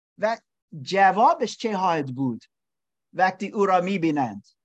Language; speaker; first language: Persian; non-native, learner; English